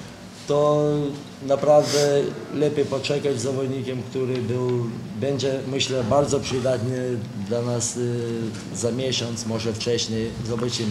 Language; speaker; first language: Polish; non-native, fluent; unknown